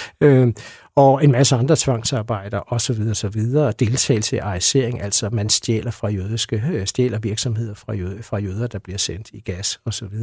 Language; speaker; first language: Danish; native; Danish